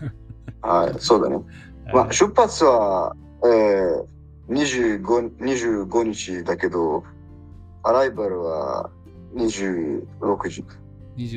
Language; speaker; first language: Japanese; non-native, learner; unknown